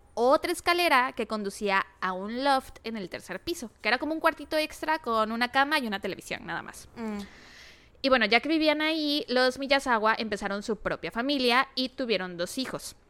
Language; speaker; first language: Spanish; native; Spanish